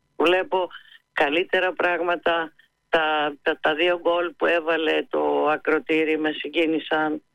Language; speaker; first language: Greek; native; Greek